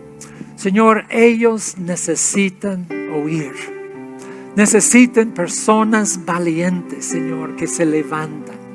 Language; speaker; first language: Spanish; non-native, fluent; English